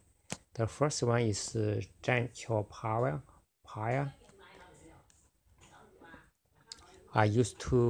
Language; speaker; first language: English; non-native, fluent; Chinese